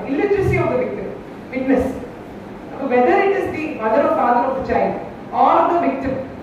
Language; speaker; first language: English; non-native, local second language; Malayalam